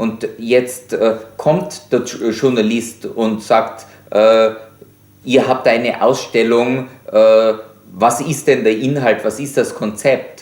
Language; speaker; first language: German; native; German